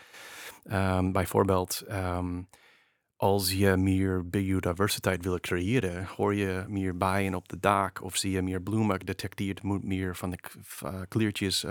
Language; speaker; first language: Dutch; non-native, fluent; English